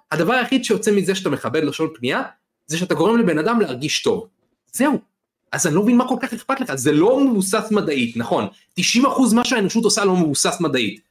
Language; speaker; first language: Hebrew; native; Hebrew